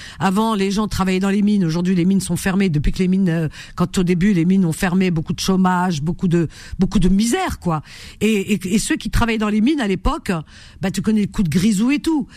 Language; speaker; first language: French; native; French